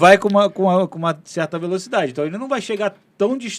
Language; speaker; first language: Portuguese; native; Portuguese